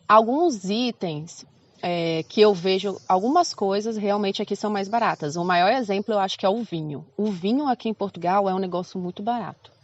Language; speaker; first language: Portuguese; native; Portuguese